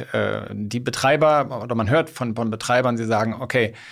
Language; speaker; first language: German; native; German